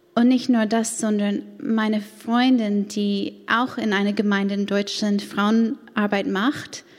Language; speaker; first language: German; non-native, fluent; English